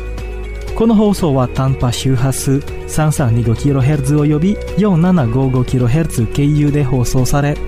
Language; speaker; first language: Japanese; non-native, fluent; Indonesian